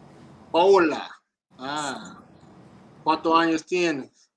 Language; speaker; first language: Spanish; non-native, learner; English